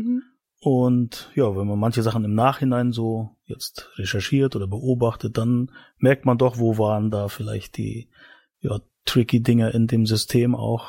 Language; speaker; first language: German; native; German